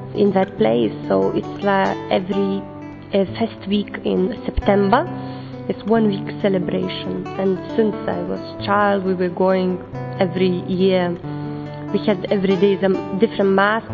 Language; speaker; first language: English; non-native, learner; Lithuanian